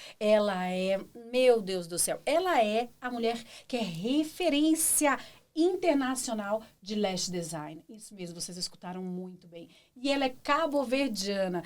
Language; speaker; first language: Portuguese; native; Portuguese